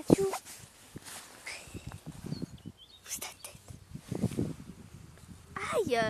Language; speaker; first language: French; native; French